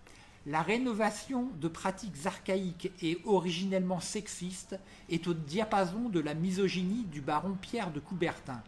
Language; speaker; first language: French; native; French